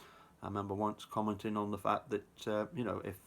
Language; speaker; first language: English; native; English